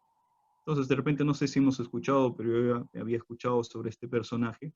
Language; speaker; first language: Spanish; native; Spanish